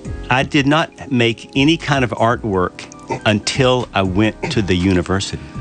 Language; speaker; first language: English; native; English